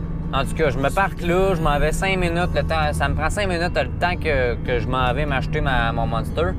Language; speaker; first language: French; native; French